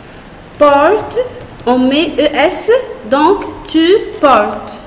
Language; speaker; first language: French; non-native, fluent; Arabic